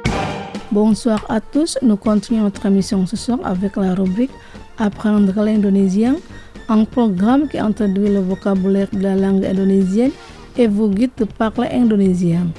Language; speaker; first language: French; non-native, fluent; Indonesian